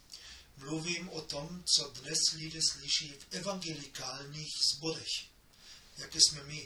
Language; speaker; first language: Czech; non-native, fluent; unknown